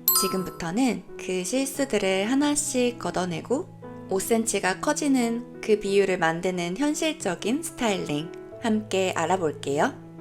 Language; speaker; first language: Korean; native; Korean